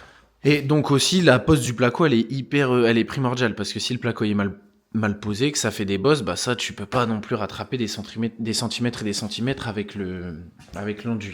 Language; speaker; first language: French; native; French